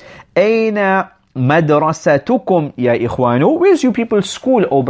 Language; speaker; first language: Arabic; non-native, fluent; English